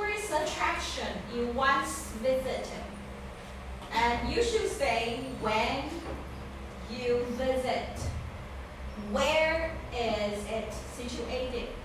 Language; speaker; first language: English; non-native, learner; Chinese